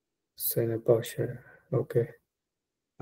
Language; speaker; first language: French; non-native, learner; Punjabi